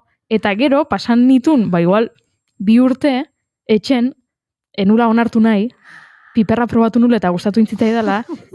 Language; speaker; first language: Basque; native; Basque